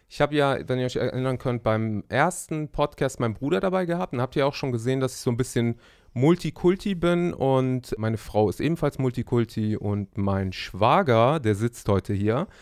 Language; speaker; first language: German; native; German